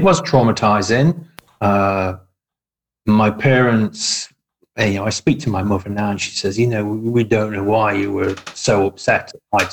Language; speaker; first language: English; native; English